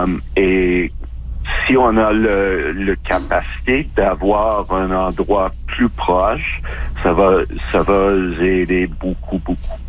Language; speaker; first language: French; non-native, fluent; English